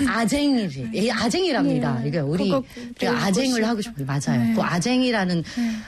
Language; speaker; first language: Korean; native; Korean